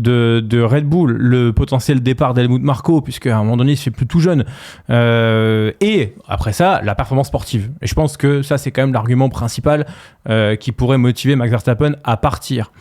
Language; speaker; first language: French; native; French